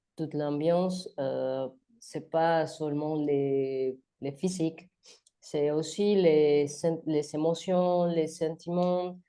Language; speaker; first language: French; non-native, learner; Spanish